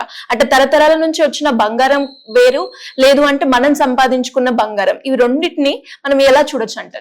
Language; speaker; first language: Telugu; native; Telugu